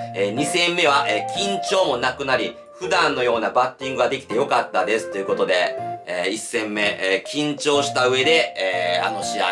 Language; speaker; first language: Japanese; native; Japanese